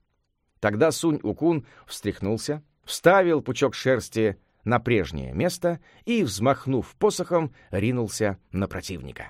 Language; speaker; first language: Russian; native; Russian